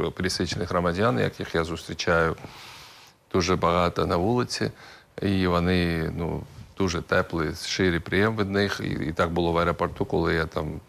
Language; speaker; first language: Ukrainian; non-native, local second language; Russian